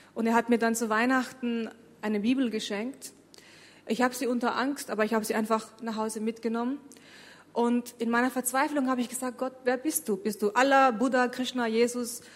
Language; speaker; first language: German; early bilingual, other home language; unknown